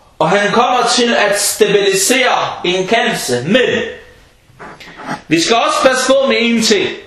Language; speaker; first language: Danish; early bilingual, other home language; Arabic